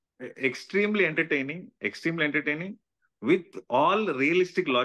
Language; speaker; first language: Telugu; native; Telugu